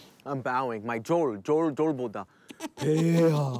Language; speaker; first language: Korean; non-native, learner; English